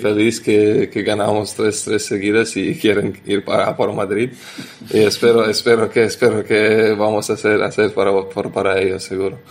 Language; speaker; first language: Spanish; non-native, learner; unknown